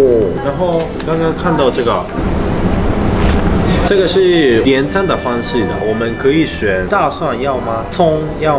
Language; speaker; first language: Chinese; non-native, fluent; Japanese